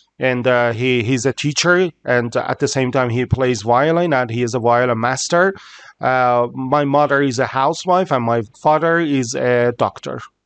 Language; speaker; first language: English; non-native, fluent; Persian